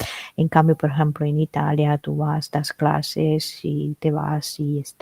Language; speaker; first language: Spanish; non-native, fluent; Italian